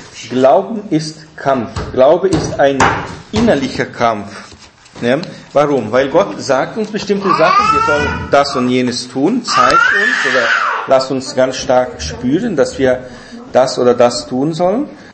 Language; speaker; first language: German; non-native, fluent; Portuguese